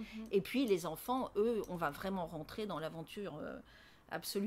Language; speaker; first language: French; native; French